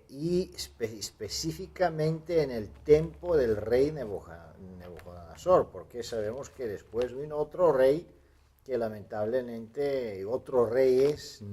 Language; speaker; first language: Spanish; non-native, fluent; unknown